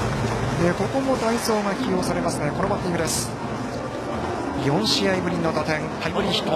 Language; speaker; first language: Japanese; native; Japanese